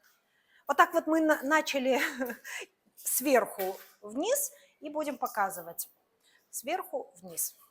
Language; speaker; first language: Russian; native; Russian